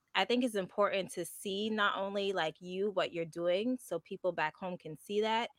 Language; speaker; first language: English; native; English